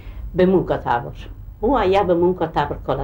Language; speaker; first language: Hebrew; non-native, local second language; Hungarian